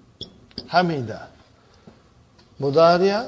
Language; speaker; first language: Arabic; non-native, fluent; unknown